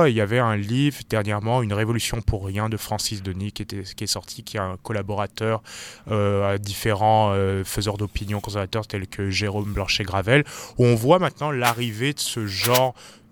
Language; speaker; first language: French; native; French